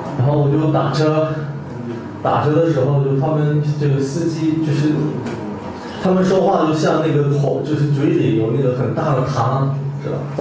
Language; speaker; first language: Chinese; non-native, fluent; Korean